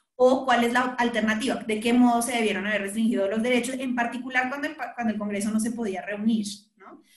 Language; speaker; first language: Spanish; native; Spanish